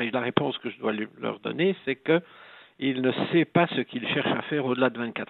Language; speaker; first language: French; native; French